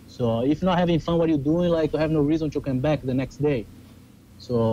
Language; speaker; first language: English; non-native, learner; Portuguese